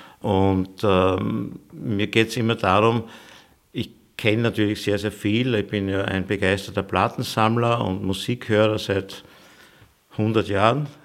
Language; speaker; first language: German; native; German